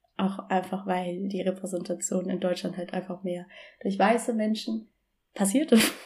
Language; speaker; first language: German; early bilingual, other home language; Bangla